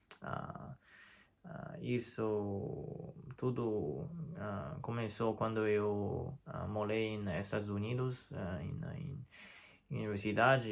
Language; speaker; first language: Portuguese; non-native, fluent; Chinese